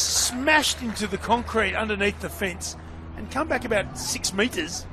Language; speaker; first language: English; native; English